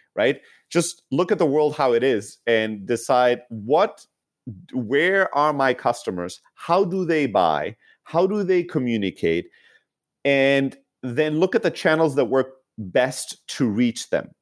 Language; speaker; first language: English; non-native, fluent; Greek